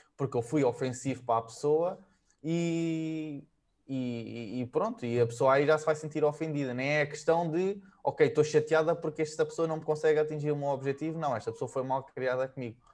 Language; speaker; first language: Portuguese; native; Portuguese